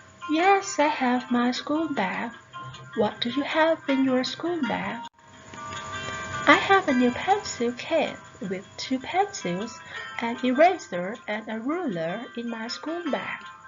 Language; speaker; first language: English; non-native, fluent; Thai